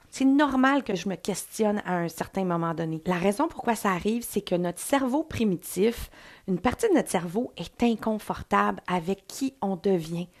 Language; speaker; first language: French; native; French